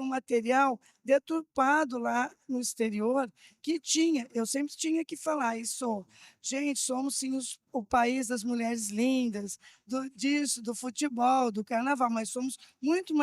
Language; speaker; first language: Portuguese; native; Portuguese